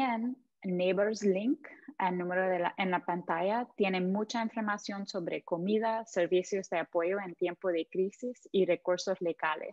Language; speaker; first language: Spanish; non-native, fluent; English